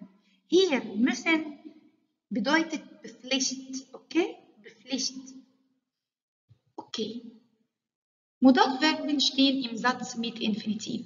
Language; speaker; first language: German; non-native, learner; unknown